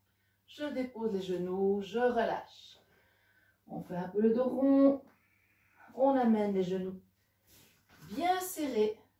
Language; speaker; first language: French; native; French